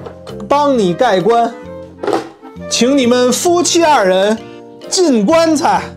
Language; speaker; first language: Chinese; native; Chinese